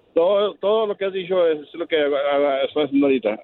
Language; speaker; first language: Spanish; native; Spanish